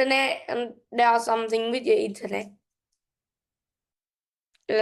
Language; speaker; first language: English; non-native, learner; Vietnamese